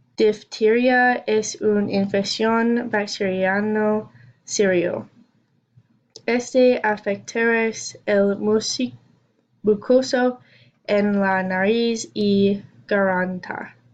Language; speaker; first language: Spanish; non-native, learner; English